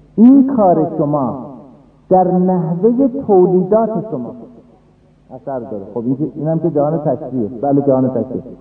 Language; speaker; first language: Persian; non-native, local second language; Azerbaijani